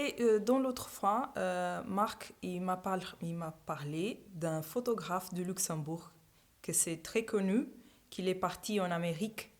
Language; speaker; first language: French; non-native, fluent; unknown